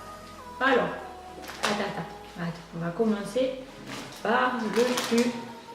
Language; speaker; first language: French; native; French